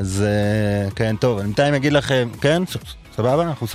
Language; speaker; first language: Hebrew; native; Hebrew